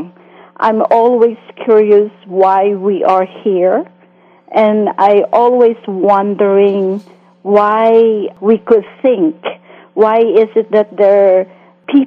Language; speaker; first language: English; non-native, local second language; Filipino